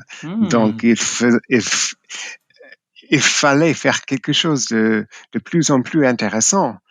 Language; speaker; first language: French; non-native, fluent; English